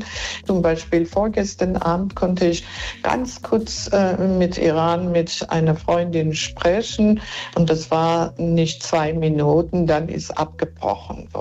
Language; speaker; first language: German; non-native, fluent; Persian